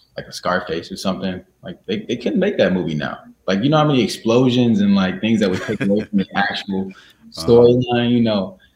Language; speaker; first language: English; native; English